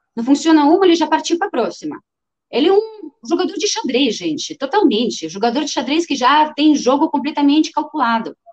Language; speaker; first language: Portuguese; non-native, fluent; Ukrainian